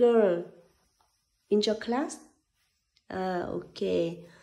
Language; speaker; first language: English; non-native, learner; Vietnamese